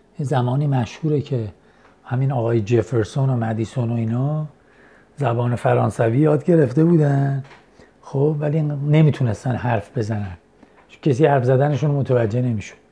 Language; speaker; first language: Persian; native; Persian